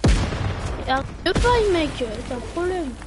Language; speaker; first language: French; native; French